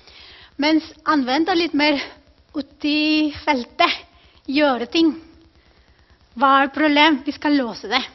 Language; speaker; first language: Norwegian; non-native, fluent; Spanish